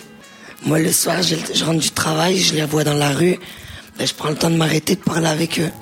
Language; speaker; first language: French; native; French